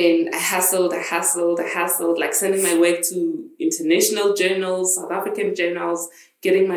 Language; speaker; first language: English; non-native, local second language; Zulu